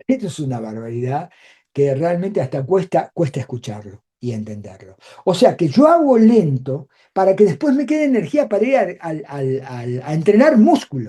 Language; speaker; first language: Spanish; native; Spanish